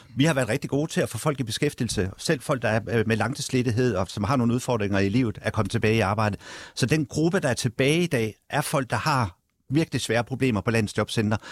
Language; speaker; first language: Danish; native; Danish